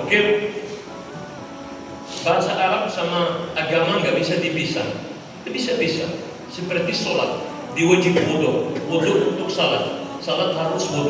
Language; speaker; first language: Indonesian; non-native, learner; Arabic